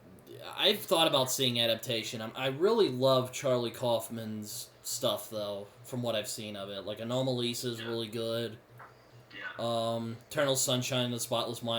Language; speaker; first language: English; native; English